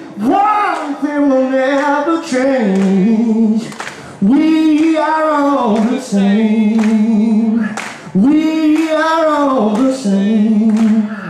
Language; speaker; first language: English; native; English